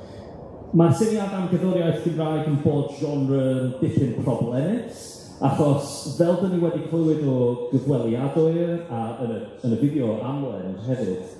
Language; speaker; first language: Welsh; non-native, fluent; English